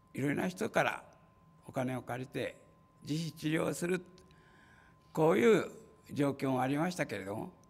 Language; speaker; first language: Japanese; native; Japanese